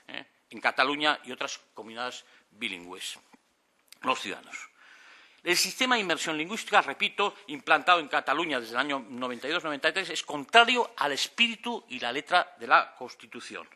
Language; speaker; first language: Spanish; native; Spanish